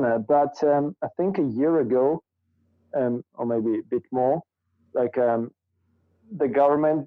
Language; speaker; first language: English; non-native, fluent; Russian